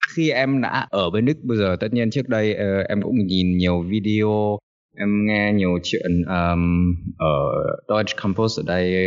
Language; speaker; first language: Vietnamese; early bilingual, heritage; Vietnamese